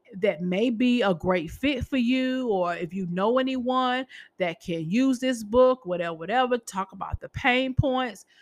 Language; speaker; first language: English; native; English